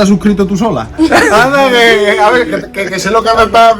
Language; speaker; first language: Spanish; native; Spanish